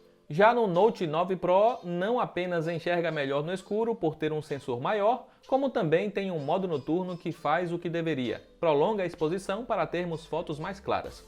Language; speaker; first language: Portuguese; native; Portuguese